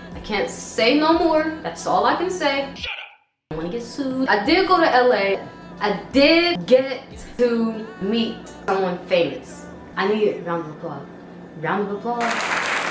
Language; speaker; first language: English; native; English